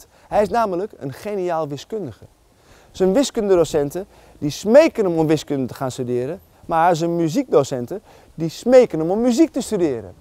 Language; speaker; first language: Dutch; native; Dutch